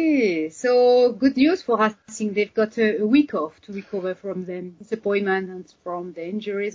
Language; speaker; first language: English; non-native, fluent; French